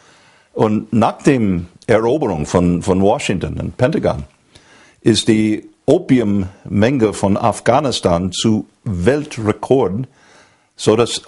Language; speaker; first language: German; non-native, fluent; English